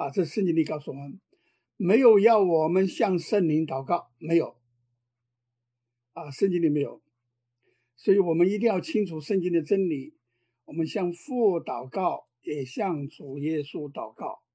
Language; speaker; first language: Chinese; native; Chinese